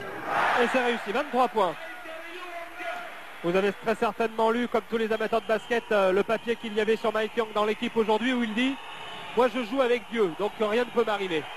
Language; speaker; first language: French; native; French